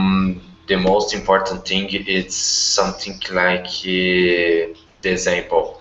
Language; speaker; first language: English; non-native, learner; Portuguese